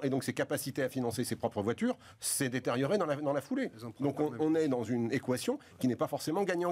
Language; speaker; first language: French; native; French